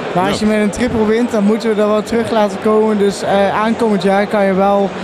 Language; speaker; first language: Dutch; native; Dutch